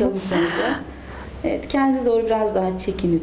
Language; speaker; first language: Turkish; native; Turkish